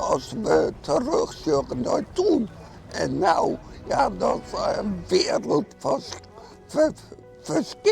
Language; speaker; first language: Dutch; non-native, local second language; Western Frisian